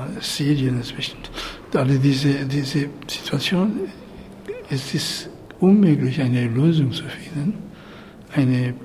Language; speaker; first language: German; non-native, fluent; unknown